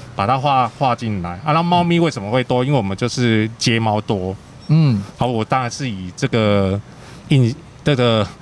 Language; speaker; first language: Chinese; native; Chinese